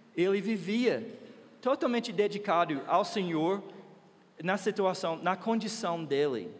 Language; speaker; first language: Portuguese; non-native, fluent; English